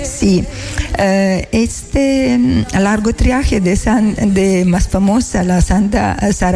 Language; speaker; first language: Spanish; non-native, learner; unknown